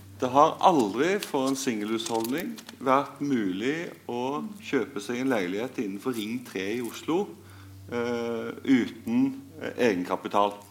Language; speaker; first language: Norwegian; native; Norwegian